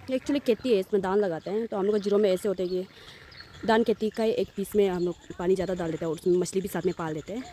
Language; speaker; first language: Hindi; non-native, local second language; Nyishi